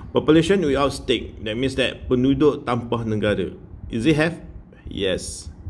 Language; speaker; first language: English; non-native, local second language; Malay